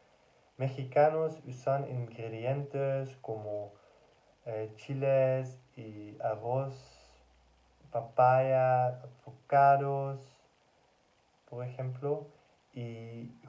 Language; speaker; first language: Spanish; non-native, learner; Dutch